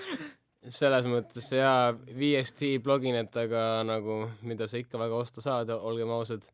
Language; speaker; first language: Estonian; native; Estonian